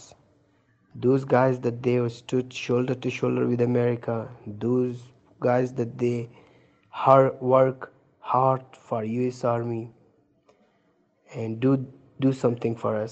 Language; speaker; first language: English; non-native, learner; Persian